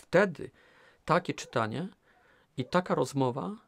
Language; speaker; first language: Polish; native; Polish